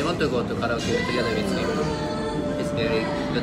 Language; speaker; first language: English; non-native, learner; Japanese